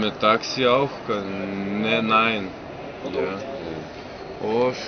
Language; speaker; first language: German; non-native, learner; Lithuanian